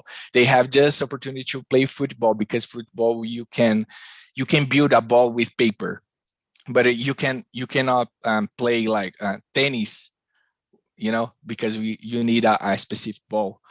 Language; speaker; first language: English; non-native, learner; Portuguese